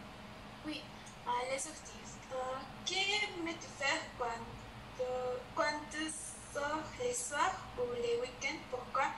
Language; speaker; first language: French; non-native, learner; Spanish